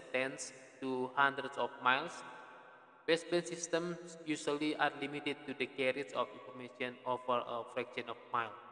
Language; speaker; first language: English; non-native, fluent; Indonesian